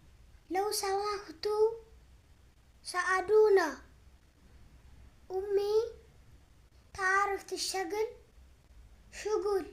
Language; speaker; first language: Arabic; non-native, learner; Amharic